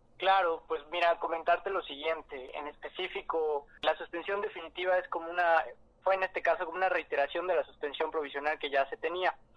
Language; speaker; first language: Spanish; native; Spanish